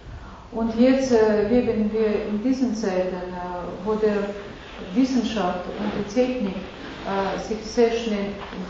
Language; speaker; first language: German; non-native, fluent; Russian